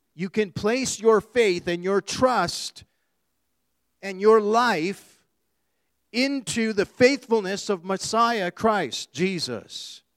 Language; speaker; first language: English; native; English